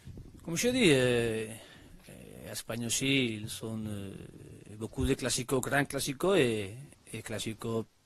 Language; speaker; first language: French; non-native, learner; Spanish